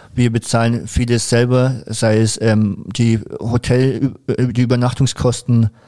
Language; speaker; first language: German; native; German